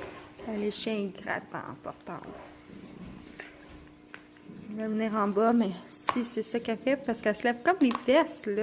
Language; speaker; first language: French; native; French